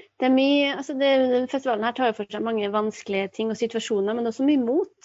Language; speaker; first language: Norwegian; native; Norwegian